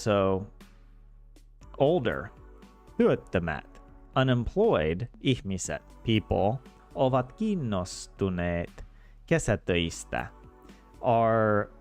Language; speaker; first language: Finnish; non-native, learner; English